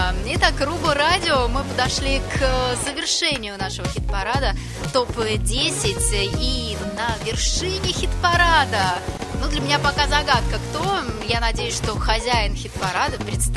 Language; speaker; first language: Russian; native; Russian